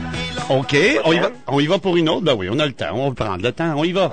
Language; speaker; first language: French; native; French